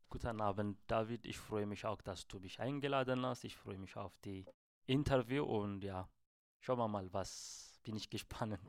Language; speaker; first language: German; non-native, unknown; Amharic